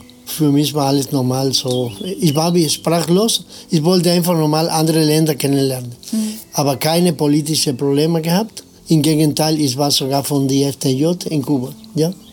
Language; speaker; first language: German; non-native, fluent; Spanish